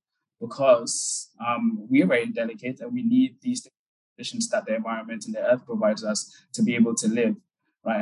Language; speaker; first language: English; non-native, local second language; Akan